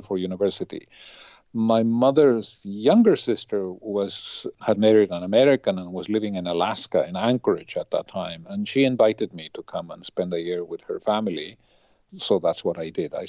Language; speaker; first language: English; non-native, fluent; Spanish